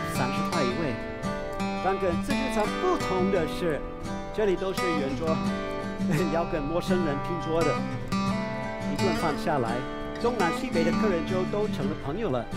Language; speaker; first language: Chinese; non-native, fluent; English